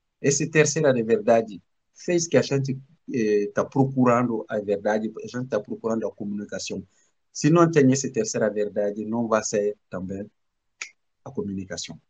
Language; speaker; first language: Portuguese; non-native, learner; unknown